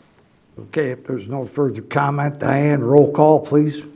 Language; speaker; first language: English; native; English